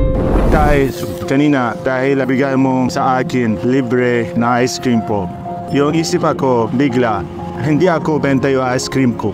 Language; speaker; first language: Filipino; non-native, learner; Arabic